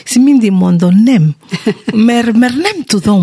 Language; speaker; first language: Hungarian; non-native, learner; Spanish